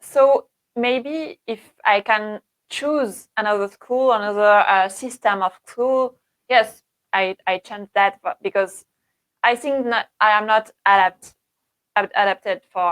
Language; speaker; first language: English; non-native, learner; French